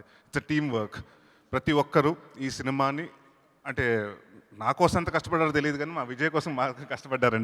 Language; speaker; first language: Telugu; native; Telugu